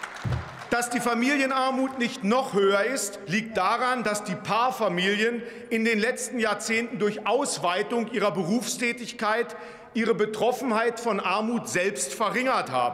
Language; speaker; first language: German; native; German